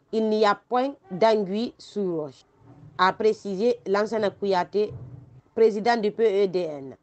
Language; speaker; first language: French; non-native, local second language; Fula